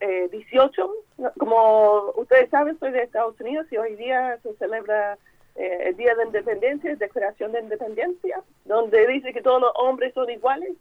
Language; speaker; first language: Spanish; non-native, fluent; English